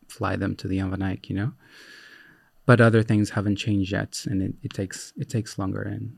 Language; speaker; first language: English; non-native, fluent; Portuguese